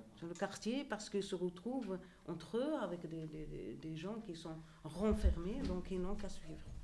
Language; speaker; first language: French; non-native, local second language; Arabic